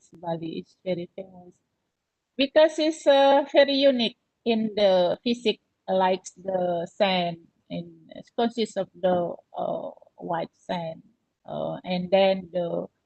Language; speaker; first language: English; non-native, learner; Indonesian